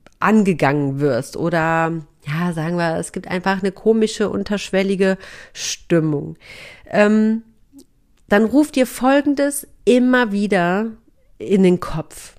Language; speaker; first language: German; native; German